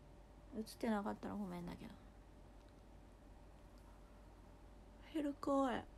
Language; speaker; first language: Japanese; native; Japanese